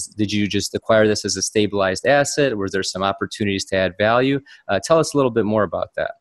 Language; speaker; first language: English; native; English